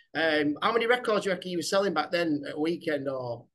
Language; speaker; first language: English; native; English